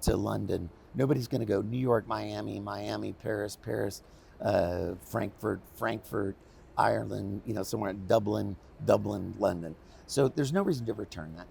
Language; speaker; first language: English; native; English